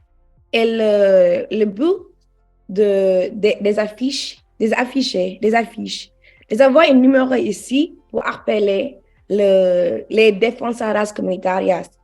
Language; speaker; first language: French; non-native, learner; English